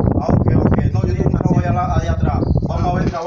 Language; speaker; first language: Spanish; native; Spanish